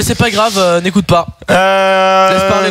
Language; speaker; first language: French; native; French